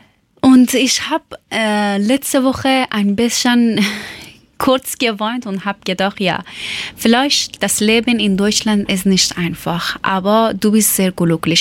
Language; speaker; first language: German; non-native, learner; Persian